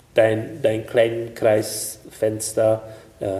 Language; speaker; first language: German; non-native, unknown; Hungarian